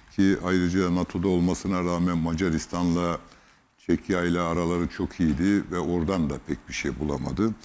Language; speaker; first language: Turkish; native; Turkish